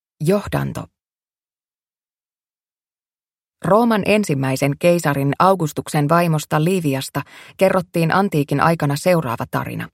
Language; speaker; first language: Finnish; native; Finnish